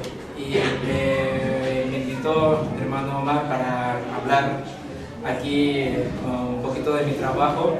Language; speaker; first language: Spanish; non-native, fluent; Javanese